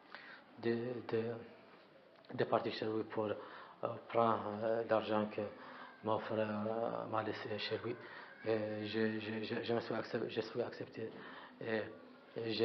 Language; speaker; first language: French; non-native, learner; Arabic